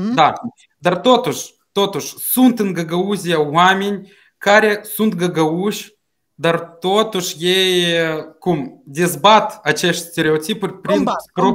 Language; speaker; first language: Romanian; non-native, local second language; Russian